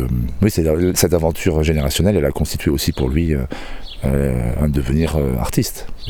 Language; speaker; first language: French; native; French